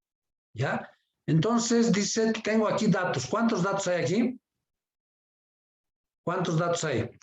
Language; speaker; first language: Spanish; native; Spanish